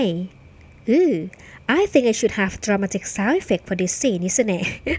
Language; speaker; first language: English; non-native, fluent; Thai